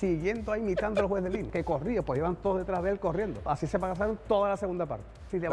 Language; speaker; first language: Spanish; native; Spanish